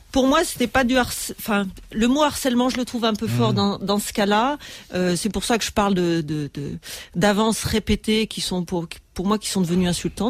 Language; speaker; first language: French; native; French